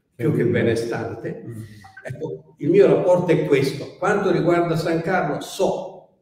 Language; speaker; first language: Italian; native; Italian